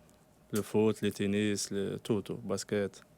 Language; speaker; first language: French; non-native, local second language; Arabic